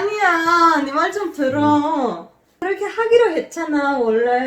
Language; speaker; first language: Korean; non-native, fluent; Macedonian